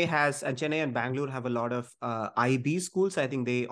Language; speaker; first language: English; non-native, local second language; Malayalam